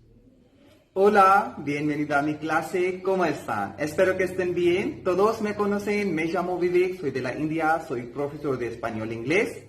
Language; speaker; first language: Spanish; non-native, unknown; Hindi